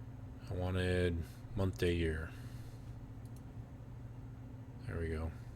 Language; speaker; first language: English; native; English